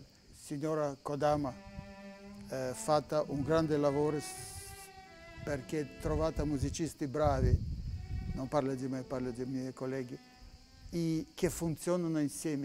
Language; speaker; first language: Italian; non-native, fluent; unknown